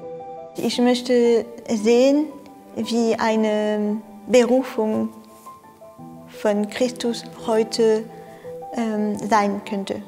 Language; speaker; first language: German; non-native, fluent; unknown